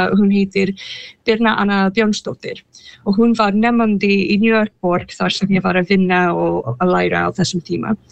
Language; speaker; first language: Icelandic; non-native, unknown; English